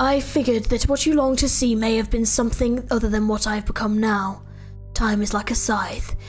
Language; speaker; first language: English; native; English